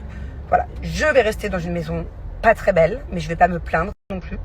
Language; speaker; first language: French; native; French